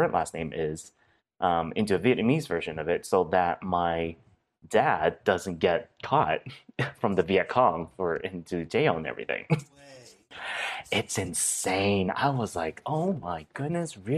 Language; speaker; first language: English; early bilingual, other home language; Cantonese